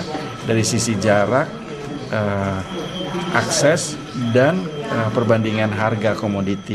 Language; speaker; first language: Indonesian; native; Indonesian